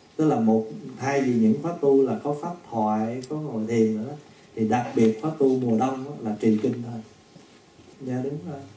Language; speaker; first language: Vietnamese; native; Vietnamese